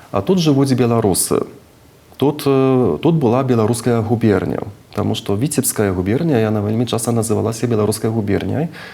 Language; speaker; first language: Belarusian; non-native, fluent; Czech